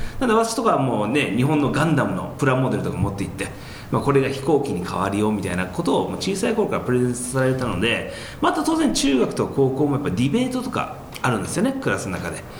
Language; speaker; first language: Japanese; early bilingual, heritage; Japanese